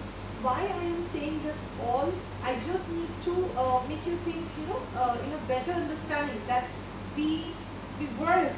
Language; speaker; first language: English; non-native, local second language; Hindi